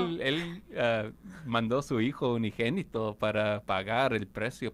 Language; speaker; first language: Spanish; non-native, fluent; English